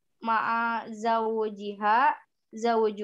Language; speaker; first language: Arabic; non-native, learner; Indonesian